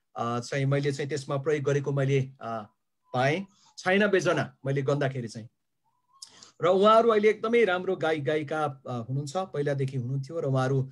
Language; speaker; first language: Nepali; non-native, local second language; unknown